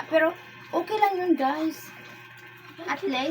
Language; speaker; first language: Filipino; native; Filipino